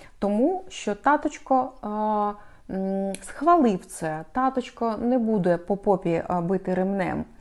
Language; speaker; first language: Ukrainian; non-native, local second language; Russian